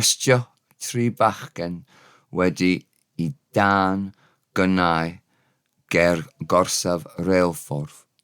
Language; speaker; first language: Welsh; non-native, learner; English